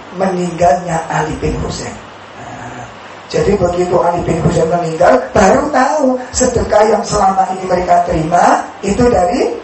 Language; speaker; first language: Indonesian; non-native, local second language; Javanese